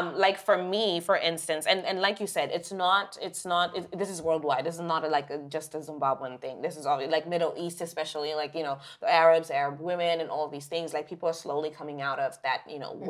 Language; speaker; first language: English; non-native, local second language; Shona